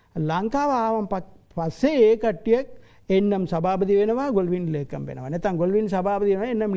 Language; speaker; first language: Sinhala; non-native, local second language; Tamil